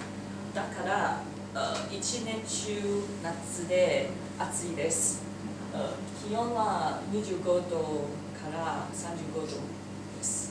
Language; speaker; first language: Japanese; non-native, learner; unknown